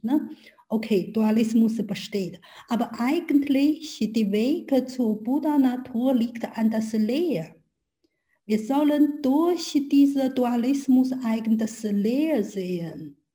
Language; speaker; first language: German; non-native, learner; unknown